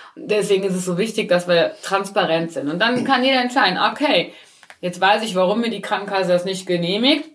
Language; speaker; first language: German; native; German